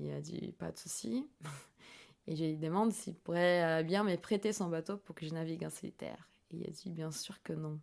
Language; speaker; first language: French; non-native, fluent; Portuguese